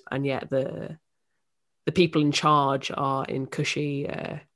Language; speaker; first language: English; native; English